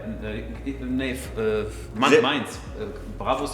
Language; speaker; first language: German; native; German